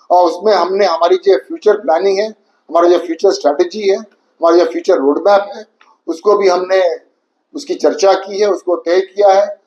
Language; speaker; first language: Hindi; native; Hindi